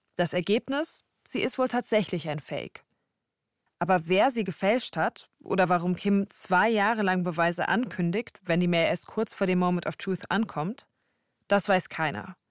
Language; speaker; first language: German; native; German